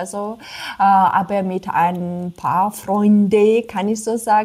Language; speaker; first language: German; non-native, fluent; Georgian